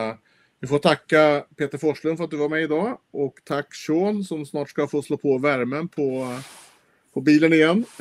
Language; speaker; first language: Swedish; native; Swedish